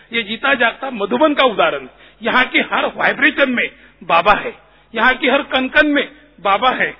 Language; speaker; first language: Hindi; native; Hindi